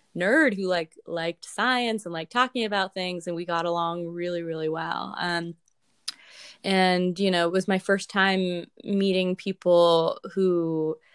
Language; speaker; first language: English; native; English